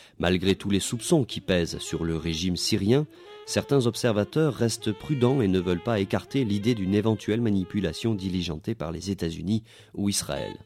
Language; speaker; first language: French; native; French